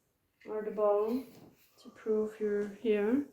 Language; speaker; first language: English; non-native, learner; French